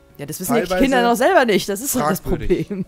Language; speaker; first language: German; native; German